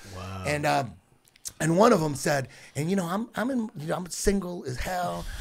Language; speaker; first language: English; native; English